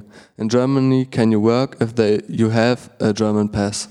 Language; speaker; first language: English; non-native, learner; German